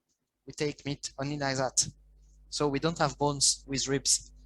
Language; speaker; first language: English; non-native, learner; French